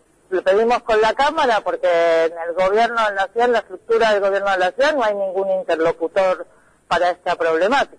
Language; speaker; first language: Spanish; native; Spanish